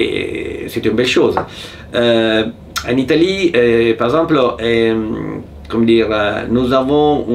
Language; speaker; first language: French; non-native, fluent; Italian